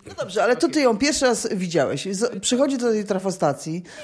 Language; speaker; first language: Polish; native; Polish